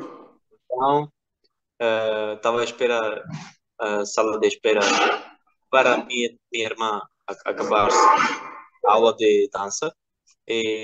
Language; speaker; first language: Portuguese; non-native, fluent; Georgian